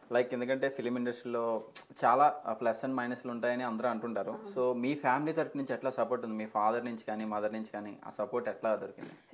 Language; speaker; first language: Telugu; native; Telugu